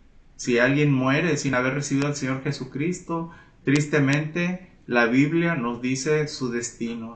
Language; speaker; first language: Spanish; native; Spanish